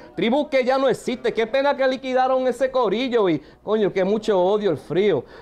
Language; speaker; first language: Spanish; early bilingual, heritage; Spanish